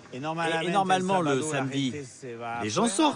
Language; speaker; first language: French; native; French